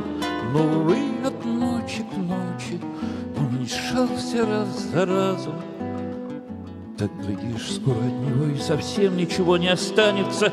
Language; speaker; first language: Russian; native; Russian